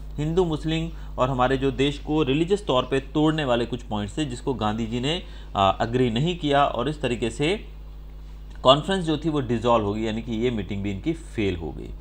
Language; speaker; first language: Hindi; non-native, local second language; Gujarati